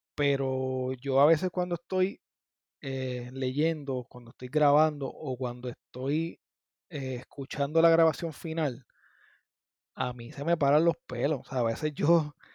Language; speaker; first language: Spanish; native; Spanish